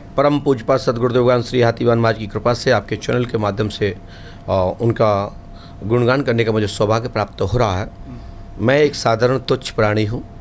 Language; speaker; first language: Hindi; native; Hindi